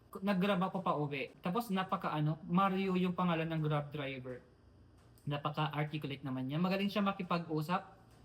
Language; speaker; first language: Filipino; non-native, local second language; Iloko